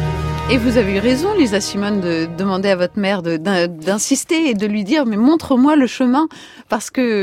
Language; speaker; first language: French; native; French